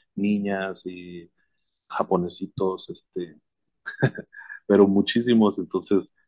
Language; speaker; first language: Spanish; native; Spanish